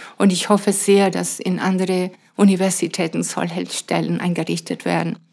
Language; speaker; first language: German; non-native, fluent; Spanish